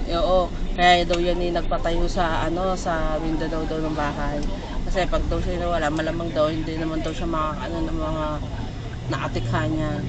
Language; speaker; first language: Filipino; native; Filipino